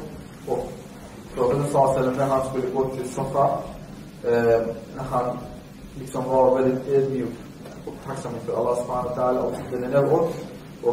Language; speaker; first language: Swedish; early bilingual, other home language; Arabic